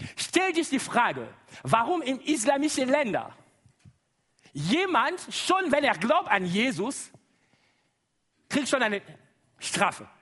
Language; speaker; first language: German; non-native, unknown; Lingala